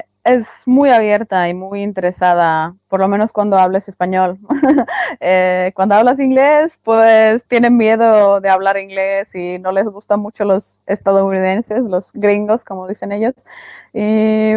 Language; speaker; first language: Spanish; non-native, fluent; Finnish